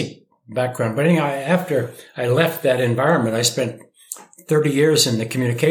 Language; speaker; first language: English; native; English